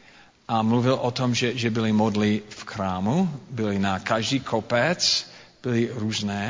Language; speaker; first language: Czech; non-native, fluent; English